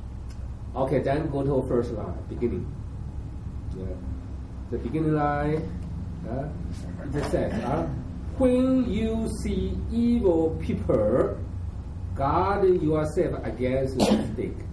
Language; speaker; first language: English; non-native, learner; Chinese